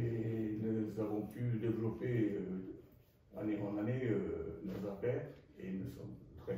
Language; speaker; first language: French; non-native, fluent; Japanese